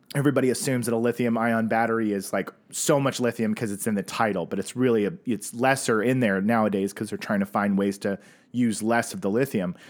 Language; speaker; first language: English; native; English